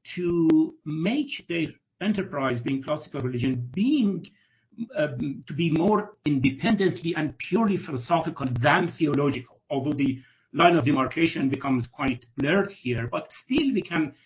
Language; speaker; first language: English; non-native, fluent; Persian